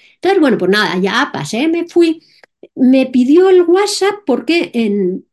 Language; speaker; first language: Spanish; native; Spanish